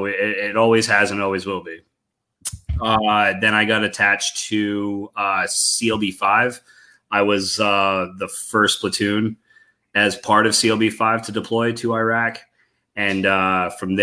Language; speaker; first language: English; native; English